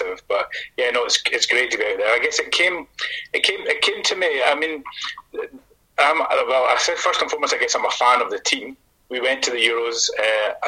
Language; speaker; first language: English; native; English